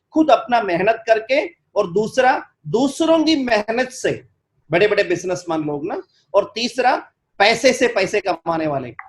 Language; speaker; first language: Hindi; non-native, local second language; Malayalam